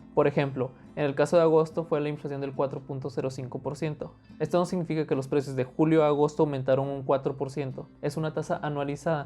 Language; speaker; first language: Spanish; native; Spanish